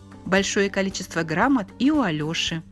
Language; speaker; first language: Russian; native; Russian